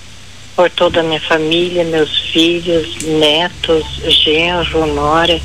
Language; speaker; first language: Portuguese; native; Portuguese